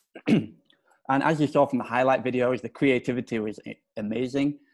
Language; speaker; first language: English; native; English